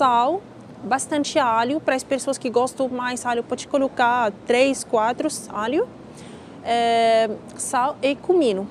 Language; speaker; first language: Portuguese; non-native, learner; Arabic